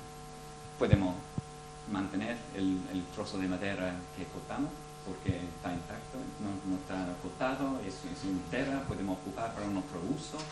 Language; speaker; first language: Spanish; non-native, fluent; English